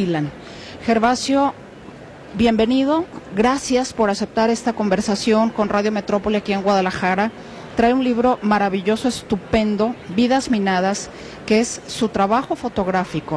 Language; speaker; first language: Spanish; native; Spanish